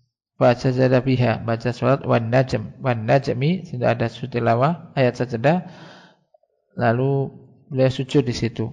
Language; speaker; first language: Indonesian; native; Indonesian